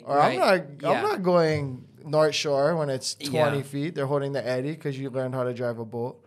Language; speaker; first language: English; native; English